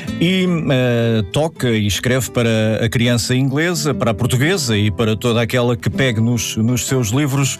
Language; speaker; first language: Portuguese; native; Portuguese